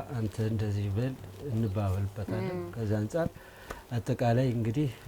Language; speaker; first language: Amharic; native; Amharic